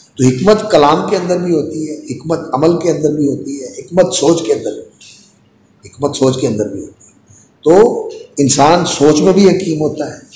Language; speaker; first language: Urdu; non-native, local second language; Punjabi